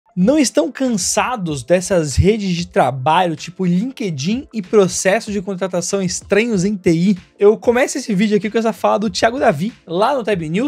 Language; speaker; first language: Portuguese; native; Portuguese